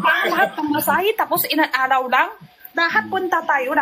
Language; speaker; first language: Filipino; non-native, learner; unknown